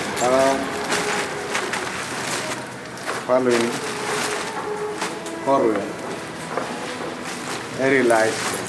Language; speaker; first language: Finnish; non-native, learner; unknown